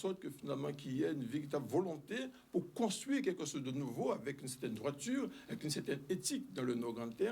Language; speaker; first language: French; native; French